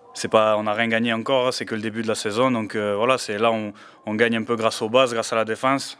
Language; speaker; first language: French; native; French